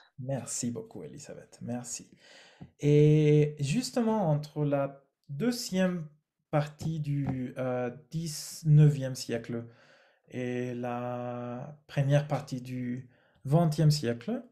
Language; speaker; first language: French; non-native, fluent; Spanish